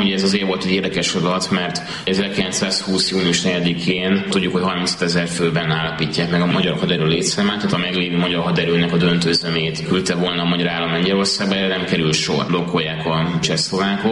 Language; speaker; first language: Hungarian; native; Hungarian